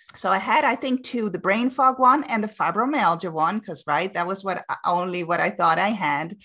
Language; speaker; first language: English; non-native, fluent; Dutch